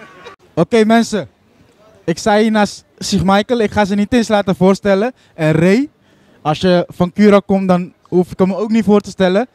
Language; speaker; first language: Dutch; native; Dutch